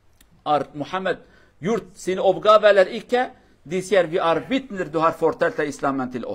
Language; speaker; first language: Norwegian; non-native, fluent; Kurdish